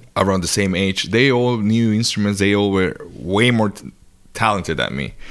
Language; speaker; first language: English; non-native, fluent; Spanish